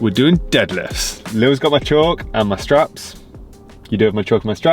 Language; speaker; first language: English; native; English